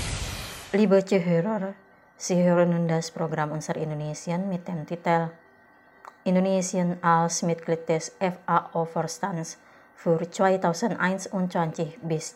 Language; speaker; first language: German; non-native, fluent; Indonesian